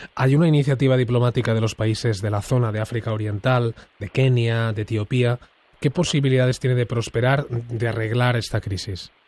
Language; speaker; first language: Spanish; non-native, local second language; Catalan